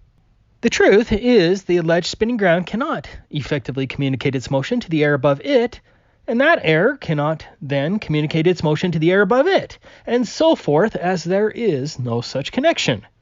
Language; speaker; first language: English; native; English